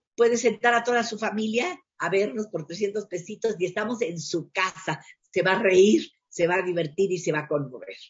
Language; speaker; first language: Spanish; native; Spanish